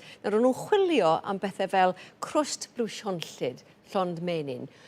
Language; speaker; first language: Welsh; native; Welsh